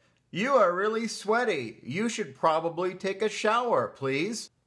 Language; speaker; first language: English; native; English